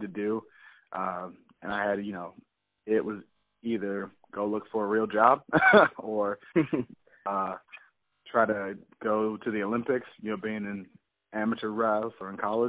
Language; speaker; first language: English; native; English